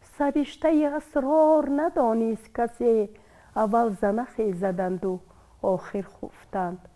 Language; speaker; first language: Tajik; non-native, local second language; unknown